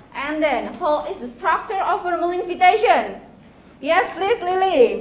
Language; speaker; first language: English; non-native, fluent; Indonesian